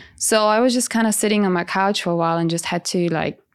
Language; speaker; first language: English; non-native, fluent; Italian